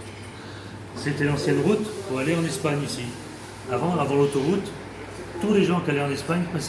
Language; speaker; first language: French; native; French